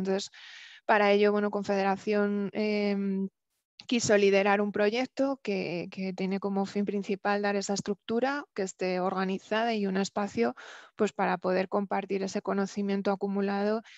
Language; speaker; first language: Spanish; native; Spanish